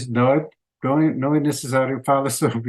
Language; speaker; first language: Portuguese; non-native, learner; English